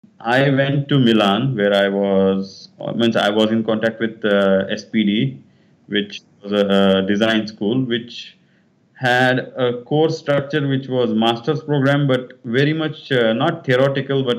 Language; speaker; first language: English; non-native, local second language; Kannada